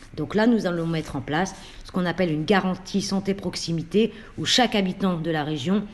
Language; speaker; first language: French; native; French